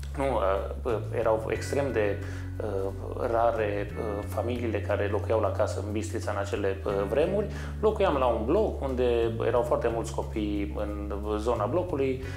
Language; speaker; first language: Romanian; native; Romanian